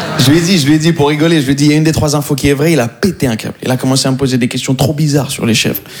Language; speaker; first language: French; native; French